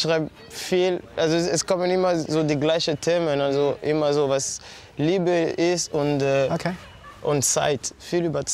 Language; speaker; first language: German; non-native, fluent; French